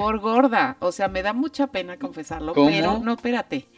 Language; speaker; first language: Spanish; native; Spanish